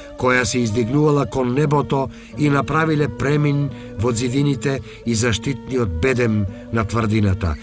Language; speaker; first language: Macedonian; native; Macedonian